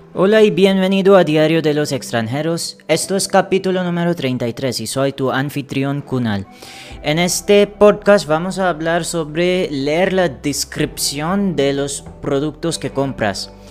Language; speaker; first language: Spanish; non-native, learner; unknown